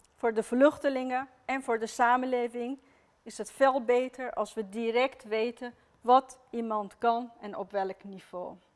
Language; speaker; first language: Dutch; non-native, fluent; Persian